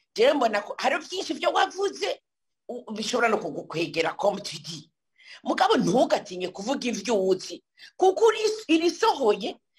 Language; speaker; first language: Rundi; early bilingual, heritage; Rundi